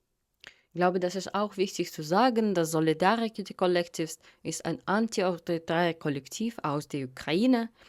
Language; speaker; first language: German; non-native, fluent; Russian